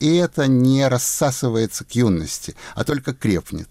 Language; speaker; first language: Russian; native; Russian